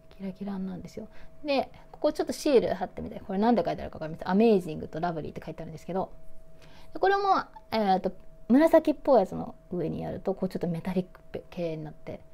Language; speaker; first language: Japanese; native; Japanese